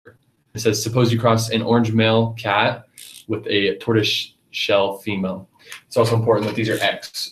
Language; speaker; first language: English; native; English